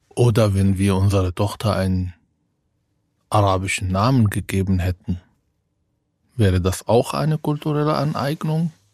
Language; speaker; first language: German; non-native, fluent; Arabic